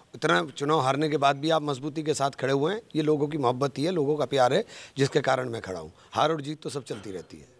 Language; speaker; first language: Hindi; native; Hindi